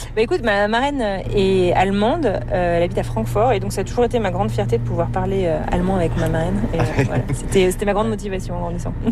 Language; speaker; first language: French; native; French